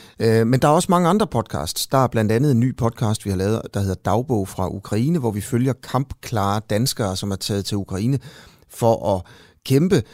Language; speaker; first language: Danish; native; Danish